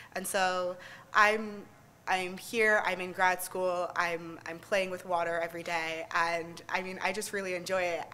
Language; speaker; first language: English; native; English